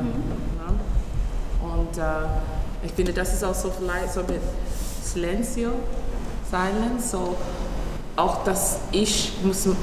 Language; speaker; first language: German; non-native, fluent; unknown